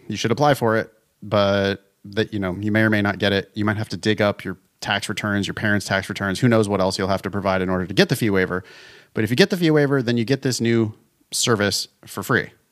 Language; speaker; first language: English; native; English